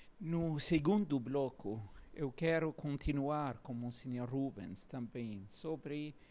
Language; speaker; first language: Portuguese; non-native, fluent; Arabic